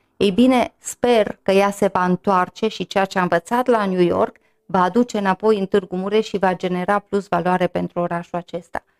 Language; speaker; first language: Romanian; native; Romanian